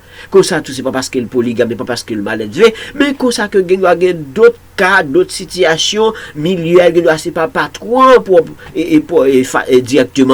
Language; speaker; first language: French; non-native, local second language; Haitian Creole